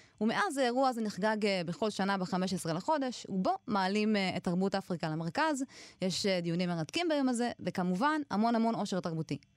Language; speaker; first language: Hebrew; native; Hebrew